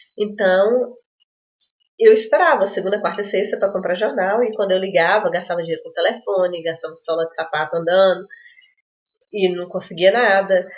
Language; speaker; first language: Portuguese; native; Portuguese